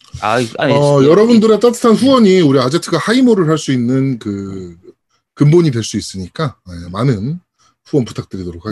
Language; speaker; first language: Korean; native; Korean